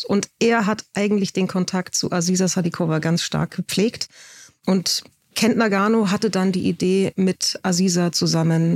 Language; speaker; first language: German; native; German